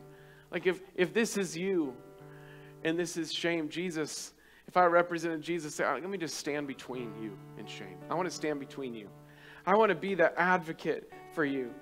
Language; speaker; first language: English; native; English